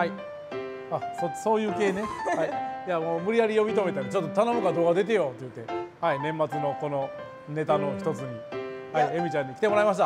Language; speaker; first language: Japanese; native; Japanese